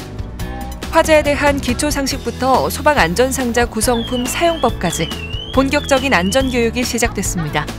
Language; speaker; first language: Korean; native; Korean